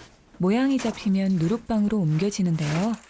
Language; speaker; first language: Korean; native; Korean